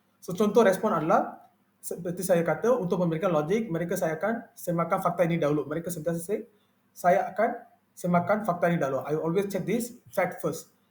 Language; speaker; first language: Malay; non-native, local second language; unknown